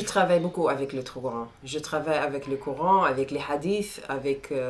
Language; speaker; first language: French; non-native, fluent; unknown